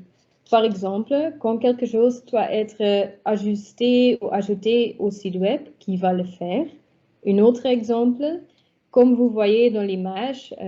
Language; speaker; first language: French; non-native, local second language; Dutch